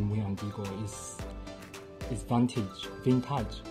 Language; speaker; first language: Spanish; non-native, learner; Chinese